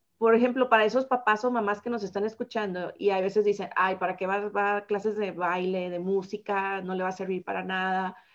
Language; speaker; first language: Spanish; native; Spanish